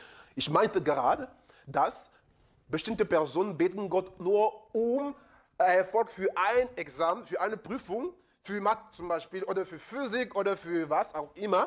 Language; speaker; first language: German; non-native, fluent; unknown